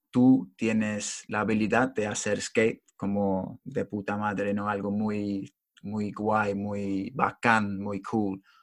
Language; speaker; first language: Spanish; non-native, learner; English